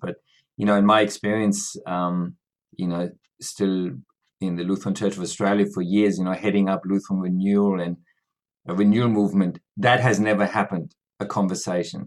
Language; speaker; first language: English; non-native, fluent; German